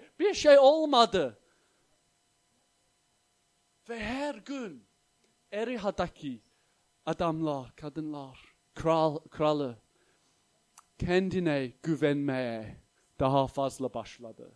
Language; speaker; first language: Turkish; non-native, fluent; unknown